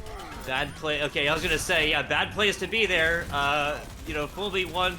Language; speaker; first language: English; native; English